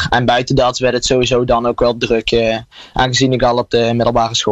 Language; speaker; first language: Dutch; native; Dutch